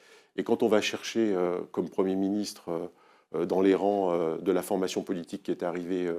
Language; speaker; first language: French; native; French